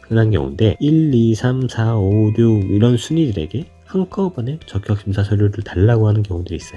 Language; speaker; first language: Korean; native; Korean